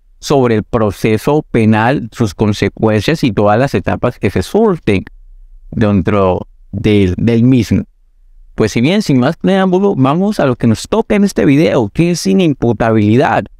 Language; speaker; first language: Spanish; native; Spanish